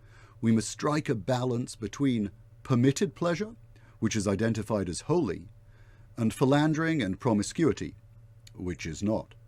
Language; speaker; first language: English; native; English